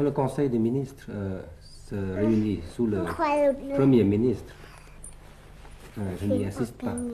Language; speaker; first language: French; early bilingual, other home language; Thai